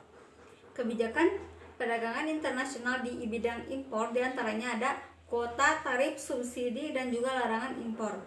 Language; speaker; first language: Indonesian; native; Indonesian